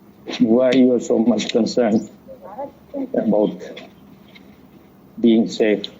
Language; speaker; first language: English; non-native, fluent; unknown